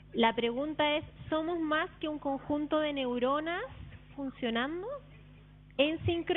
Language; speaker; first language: Spanish; native; Spanish